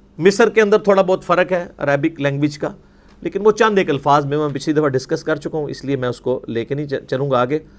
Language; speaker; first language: Urdu; non-native, local second language; Punjabi